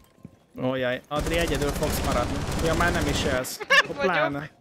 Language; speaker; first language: Hungarian; native; Hungarian